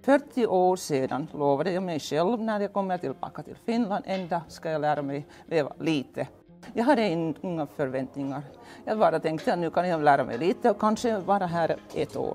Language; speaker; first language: Swedish; non-native, local second language; Finnish